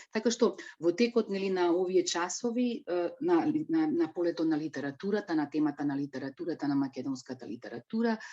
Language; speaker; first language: Macedonian; native; Macedonian